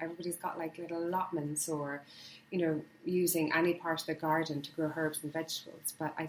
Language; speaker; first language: English; native; English